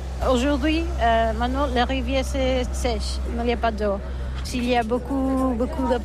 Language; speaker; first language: French; non-native, learner; Catalan